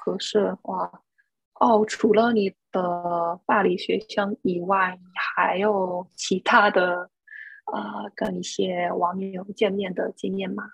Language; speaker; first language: Chinese; non-native, fluent; English